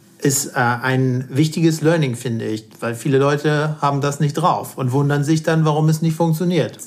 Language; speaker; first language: German; native; German